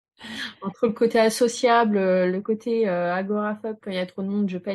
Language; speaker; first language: French; native; French